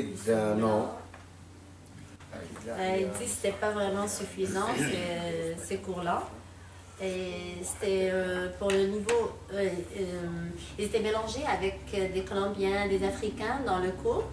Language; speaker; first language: French; non-native, local second language; Arabic